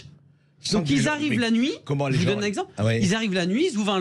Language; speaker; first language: French; native; French